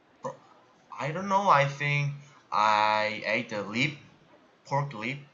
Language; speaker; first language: English; non-native, learner; Korean